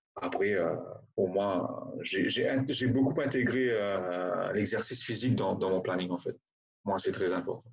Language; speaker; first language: French; non-native, local second language; Morisyen